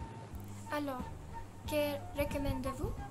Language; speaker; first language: French; non-native, learner; Malay